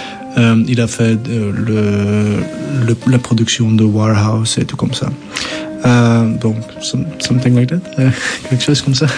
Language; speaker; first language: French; non-native, local second language; Dutch